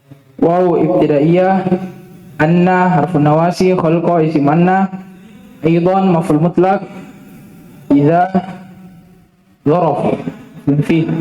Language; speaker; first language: Arabic; non-native, learner; Indonesian